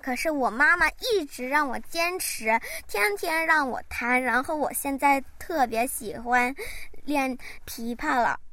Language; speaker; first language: Chinese; early bilingual, heritage; Chinese